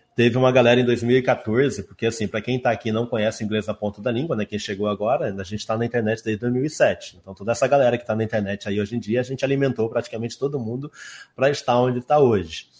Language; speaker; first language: Portuguese; native; Portuguese